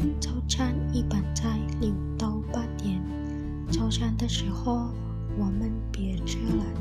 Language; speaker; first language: Chinese; non-native, learner; Indonesian